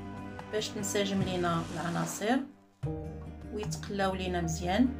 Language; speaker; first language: Arabic; native; Arabic